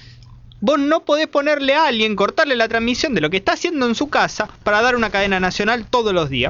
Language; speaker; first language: Spanish; native; Spanish